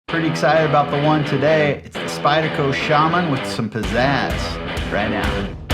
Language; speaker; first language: English; native; English